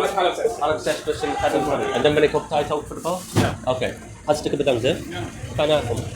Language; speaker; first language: Dutch; non-native, learner; English